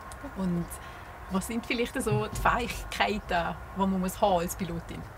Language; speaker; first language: German; native; German